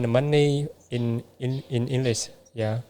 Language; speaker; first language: English; non-native, learner; Vietnamese